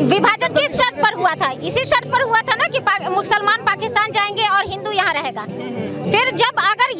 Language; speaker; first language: Hindi; native; Hindi